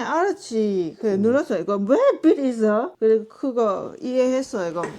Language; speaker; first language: Korean; non-native, learner; Lao